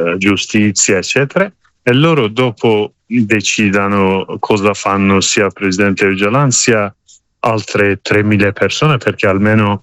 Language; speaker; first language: Italian; non-native, learner; Kurdish